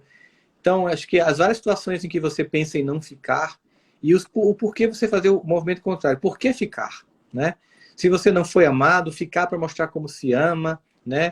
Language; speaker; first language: Portuguese; native; Portuguese